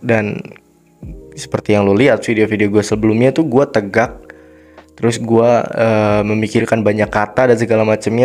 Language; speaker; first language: Indonesian; native; Indonesian